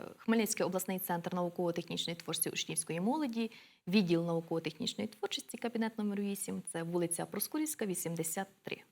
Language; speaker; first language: Ukrainian; native; Ukrainian